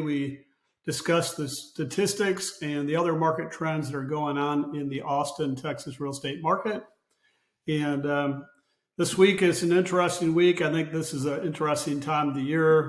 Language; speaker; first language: English; native; English